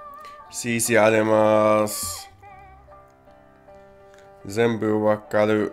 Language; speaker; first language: Japanese; non-native, learner; English